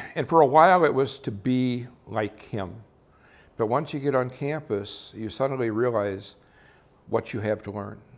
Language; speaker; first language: English; native; English